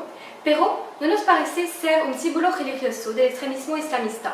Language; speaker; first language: Spanish; non-native, learner; French